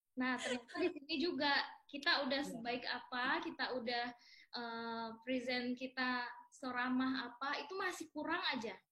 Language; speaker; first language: Indonesian; native; Indonesian